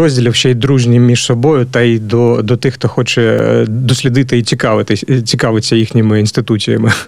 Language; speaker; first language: Ukrainian; native; Ukrainian